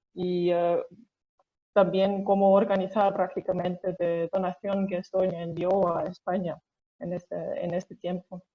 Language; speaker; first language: Spanish; non-native, fluent; Estonian